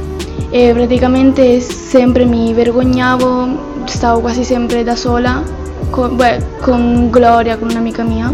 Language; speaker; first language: Italian; early bilingual, other home language; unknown